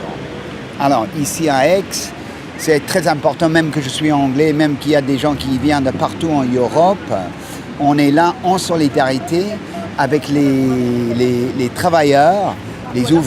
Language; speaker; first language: French; non-native, fluent; English